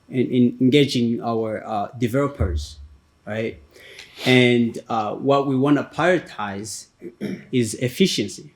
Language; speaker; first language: English; non-native, fluent; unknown